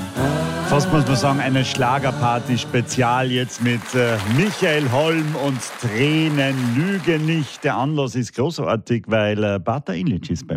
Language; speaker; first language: German; native; German